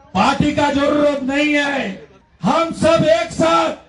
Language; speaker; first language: Hindi; non-native, local second language; Bangla